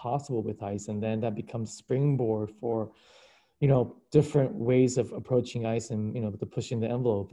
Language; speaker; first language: English; early bilingual, other home language; Japanese